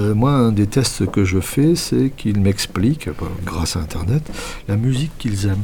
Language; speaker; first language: French; native; French